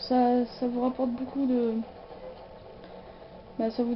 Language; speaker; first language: French; native; French